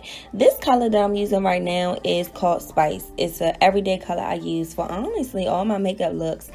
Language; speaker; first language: English; native; English